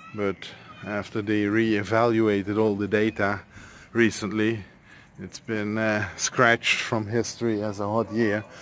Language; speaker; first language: English; non-native, fluent; Dutch